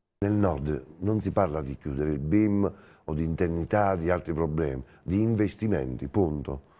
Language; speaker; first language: Italian; native; Italian